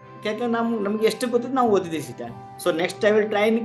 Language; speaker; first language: Kannada; non-native, local second language; Gujarati